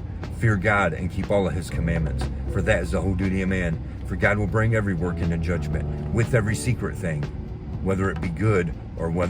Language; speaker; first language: English; native; English